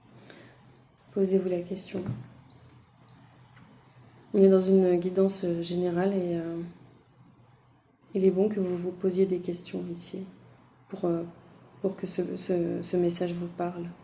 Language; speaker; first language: French; native; French